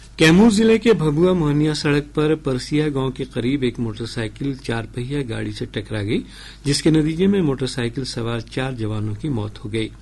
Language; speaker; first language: Urdu; native; Urdu